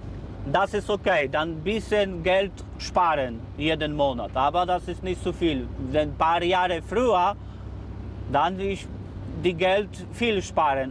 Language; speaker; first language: German; non-native, learner; Polish